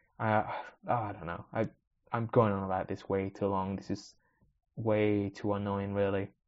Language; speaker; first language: English; early bilingual, other home language; Spanish